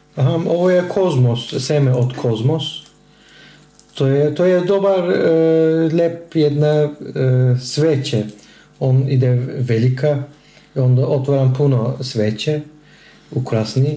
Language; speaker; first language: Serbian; non-native, learner; Turkish